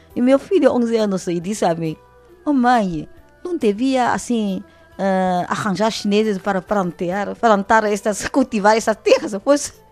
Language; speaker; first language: Portuguese; non-native, fluent; Chinese